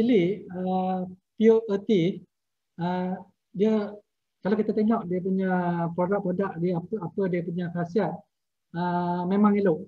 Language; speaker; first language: Malay; native; Malay